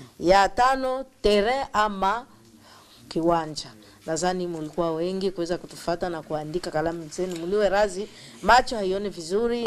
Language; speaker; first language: Swahili; native; Swahili